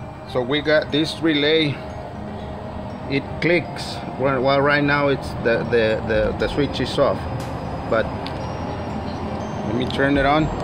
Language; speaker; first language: English; non-native, fluent; Spanish